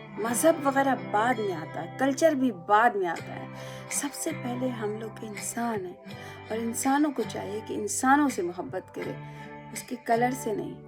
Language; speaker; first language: Urdu; native; Urdu